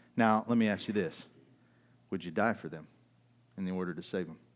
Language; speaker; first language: English; early bilingual, other home language; German